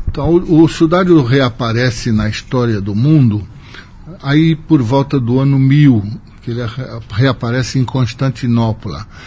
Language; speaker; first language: Portuguese; native; Portuguese